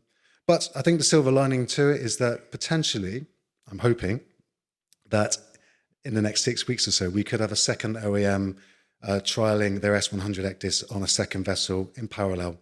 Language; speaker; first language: English; native; English